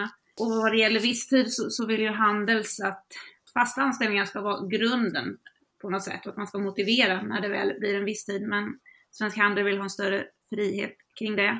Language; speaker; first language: Swedish; native; Swedish